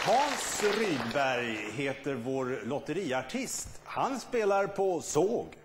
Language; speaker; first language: Swedish; native; Swedish